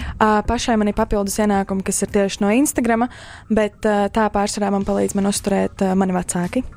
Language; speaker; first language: Latvian; native; Latvian